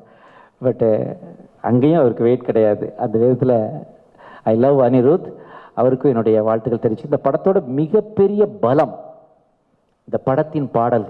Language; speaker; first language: Tamil; native; Tamil